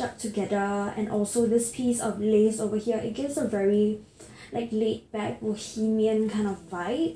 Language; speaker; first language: English; native; English